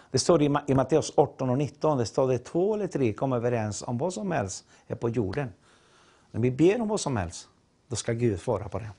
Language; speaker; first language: Swedish; non-native, fluent; Spanish